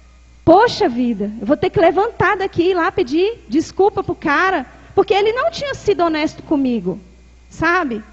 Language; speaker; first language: Portuguese; native; Portuguese